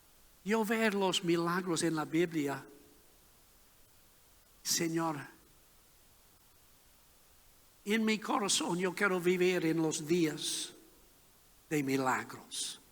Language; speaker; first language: Spanish; non-native, learner; English